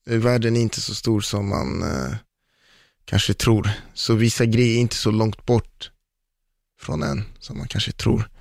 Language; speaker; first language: Swedish; early bilingual, other home language; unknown